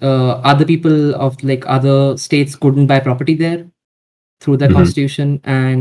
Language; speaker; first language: English; non-native, local second language; Hindi